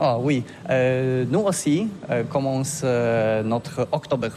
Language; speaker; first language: French; non-native, learner; Polish